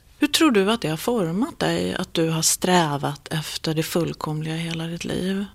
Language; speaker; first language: Swedish; native; Swedish